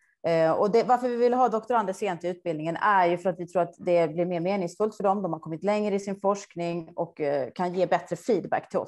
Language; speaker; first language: Swedish; native; Swedish